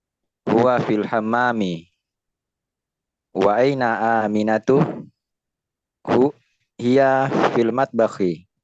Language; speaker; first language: Arabic; non-native, learner; Indonesian